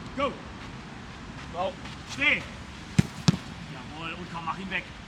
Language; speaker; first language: German; native; German